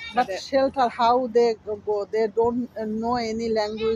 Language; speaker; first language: English; non-native, learner; Bangla